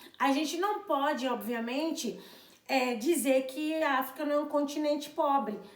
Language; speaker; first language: Portuguese; non-native, local second language; Kabuverdianu